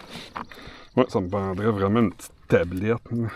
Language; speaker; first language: French; native; French